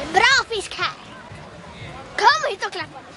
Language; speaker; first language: Swedish; early bilingual, other home language; Achinese